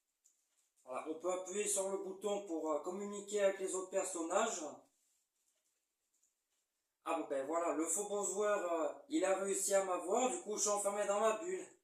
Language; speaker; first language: French; native; French